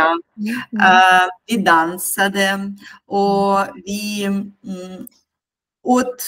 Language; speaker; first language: Swedish; non-native, learner; Russian